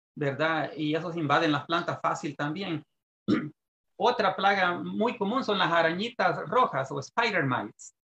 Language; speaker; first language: Spanish; native; Spanish